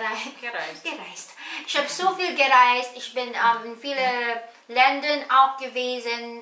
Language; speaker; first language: German; non-native, learner; Filipino